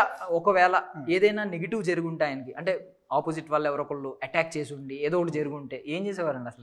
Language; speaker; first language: Telugu; native; Telugu